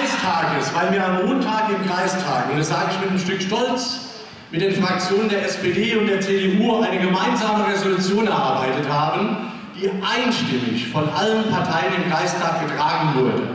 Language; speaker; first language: German; native; German